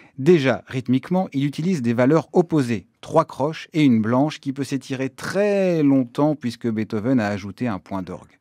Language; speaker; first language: French; native; French